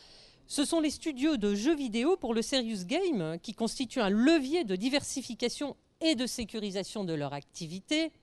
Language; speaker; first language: French; native; French